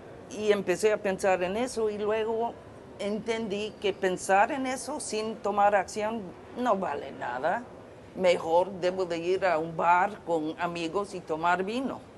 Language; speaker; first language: Spanish; non-native, fluent; English